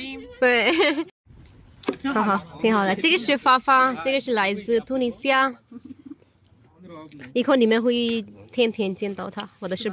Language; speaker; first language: Chinese; non-native, fluent; Urdu